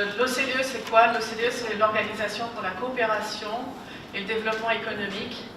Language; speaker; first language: French; non-native, fluent; German